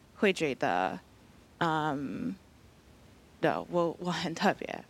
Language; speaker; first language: Chinese; non-native, fluent; English